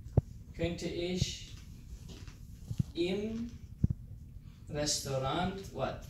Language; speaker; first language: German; non-native, fluent; Filipino